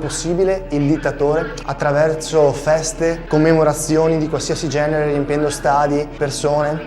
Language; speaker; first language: Italian; native; Italian